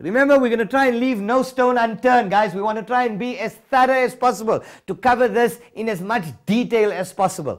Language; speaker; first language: English; native; English